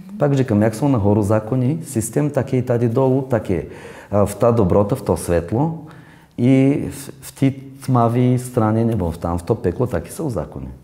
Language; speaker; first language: Czech; non-native, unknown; Bulgarian